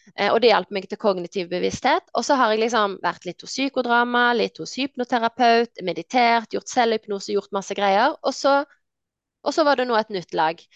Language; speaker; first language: Norwegian; native; Norwegian